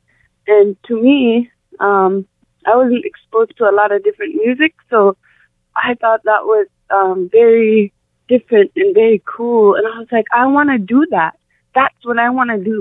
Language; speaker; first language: English; non-native, fluent; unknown